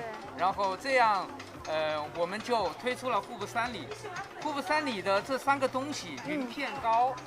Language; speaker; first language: Chinese; native; Chinese